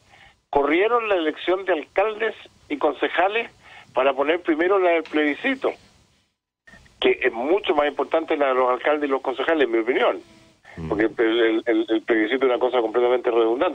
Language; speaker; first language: Spanish; native; Spanish